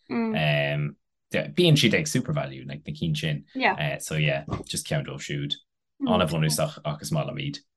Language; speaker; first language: Irish; non-native, local second language; English